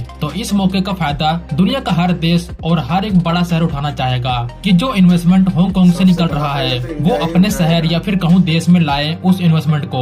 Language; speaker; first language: Hindi; native; Hindi